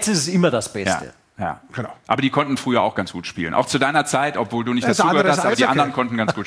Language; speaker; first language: German; native; German